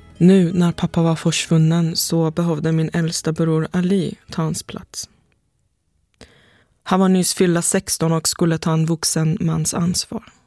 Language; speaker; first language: Swedish; early bilingual, other home language; Persian